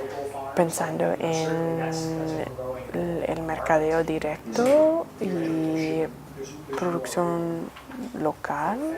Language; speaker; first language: Spanish; non-native, fluent; English